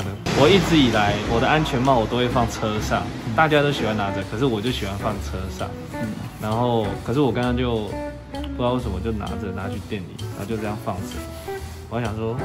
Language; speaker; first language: Chinese; native; Chinese